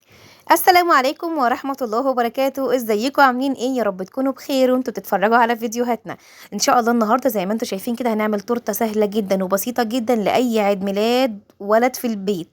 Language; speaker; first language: Arabic; native; Arabic